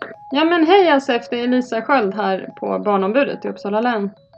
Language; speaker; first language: Swedish; native; Swedish